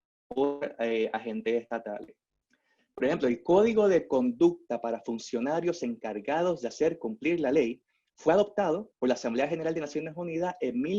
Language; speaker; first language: Spanish; native; Spanish